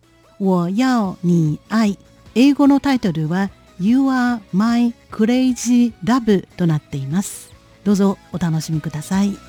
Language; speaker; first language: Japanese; non-native, fluent; Chinese